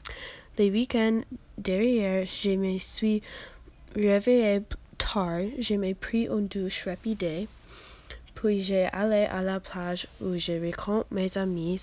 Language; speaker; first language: French; non-native, learner; English